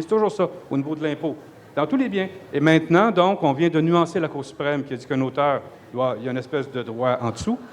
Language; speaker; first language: French; native; French